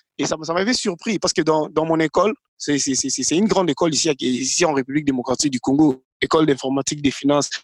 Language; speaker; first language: French; non-native, local second language; Lingala